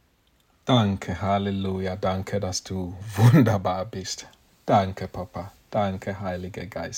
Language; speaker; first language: German; non-native, fluent; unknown